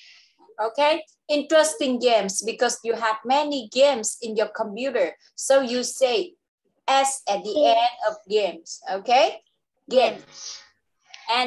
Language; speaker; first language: English; non-native, local second language; Vietnamese